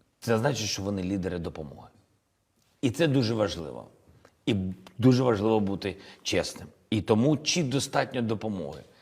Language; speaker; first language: Ukrainian; non-native, local second language; Russian